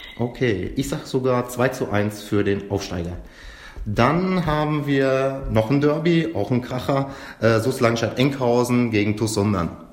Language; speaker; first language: German; native; German